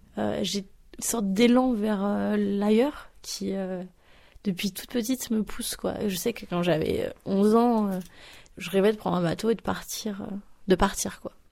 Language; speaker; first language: French; native; French